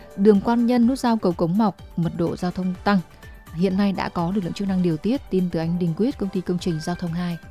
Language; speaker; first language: Vietnamese; native; Vietnamese